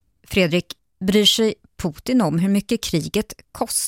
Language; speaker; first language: Swedish; native; Swedish